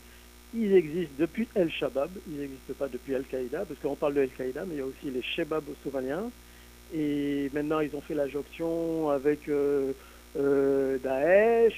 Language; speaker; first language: French; native; French